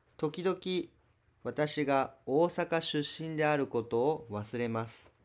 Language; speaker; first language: Japanese; native; Japanese